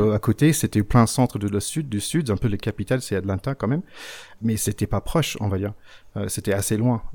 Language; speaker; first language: French; non-native, fluent; English